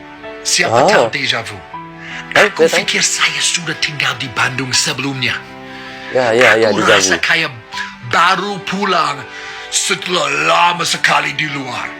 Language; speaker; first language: Indonesian; non-native, learner; English